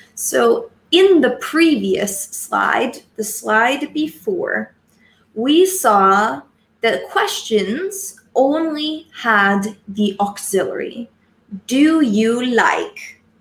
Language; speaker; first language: English; native; English